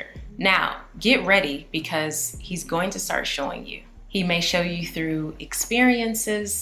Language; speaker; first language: English; native; English